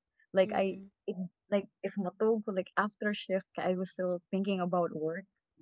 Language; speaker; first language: English; non-native, local second language; Cebuano